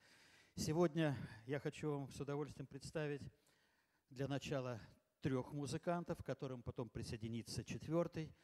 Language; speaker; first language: Russian; native; Russian